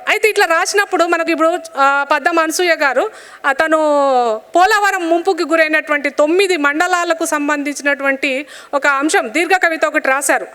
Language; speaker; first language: Telugu; non-native, local second language; Lambadi